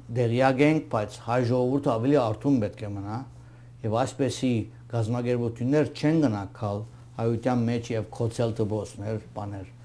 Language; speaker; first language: Armenian; early bilingual, heritage; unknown